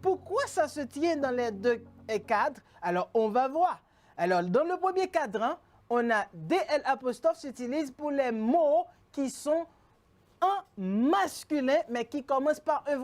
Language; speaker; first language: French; non-native, fluent; Spanish